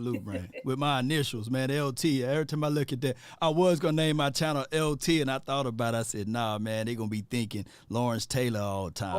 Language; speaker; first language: English; native; English